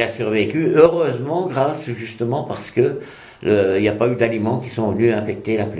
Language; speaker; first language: French; native; French